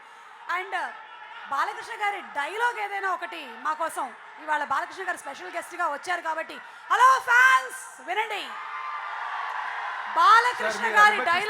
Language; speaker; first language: Telugu; native; Telugu